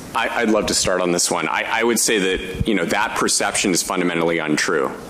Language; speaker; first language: English; native; English